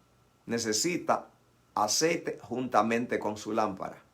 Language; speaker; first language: Spanish; native; Spanish